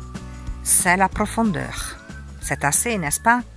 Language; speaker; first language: French; non-native, fluent; Italian